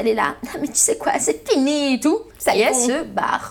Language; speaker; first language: French; native; French